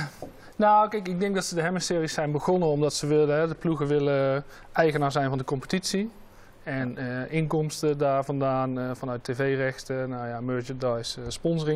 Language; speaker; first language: Dutch; native; Dutch